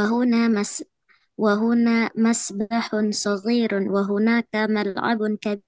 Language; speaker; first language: Arabic; non-native, learner; Indonesian